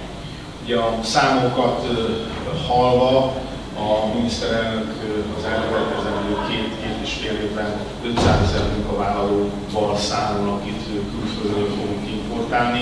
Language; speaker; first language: Hungarian; native; Hungarian